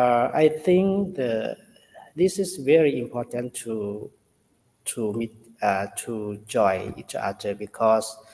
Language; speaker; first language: English; non-native, learner; Thai